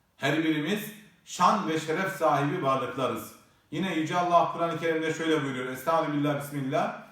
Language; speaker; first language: Turkish; native; Turkish